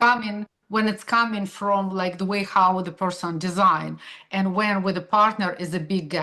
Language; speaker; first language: English; non-native, fluent; Russian